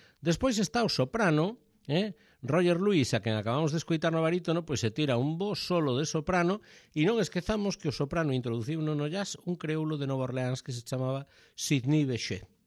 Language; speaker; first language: Galician; native; Galician